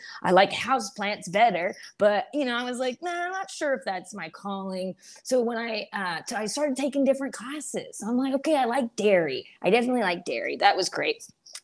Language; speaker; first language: English; native; English